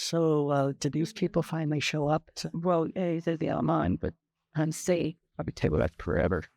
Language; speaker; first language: English; native; English